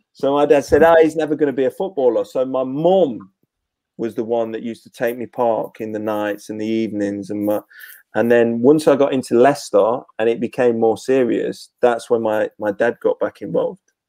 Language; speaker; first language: English; native; English